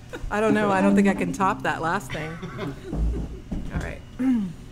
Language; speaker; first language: English; early bilingual, other home language; French